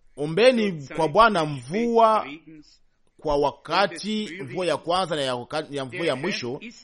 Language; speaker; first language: Swahili; native; Swahili